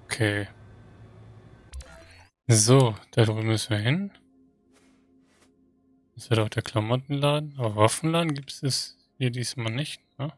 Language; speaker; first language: German; native; German